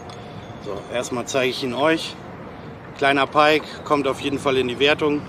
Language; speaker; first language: German; native; German